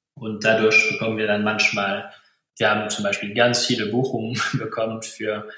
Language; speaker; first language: German; non-native, local second language; Luxembourgish